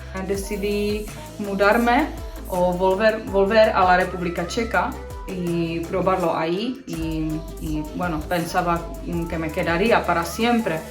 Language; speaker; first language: Spanish; non-native, fluent; Czech